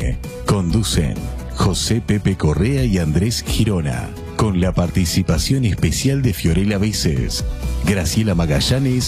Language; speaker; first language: Spanish; native; Spanish